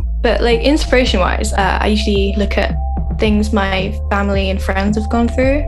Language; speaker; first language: English; native; English